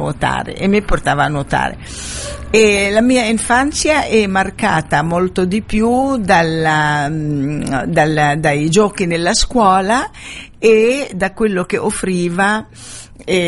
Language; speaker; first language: Italian; non-native, fluent; Arabic